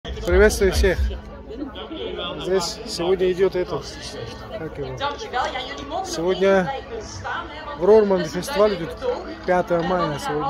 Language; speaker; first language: Russian; non-native, fluent; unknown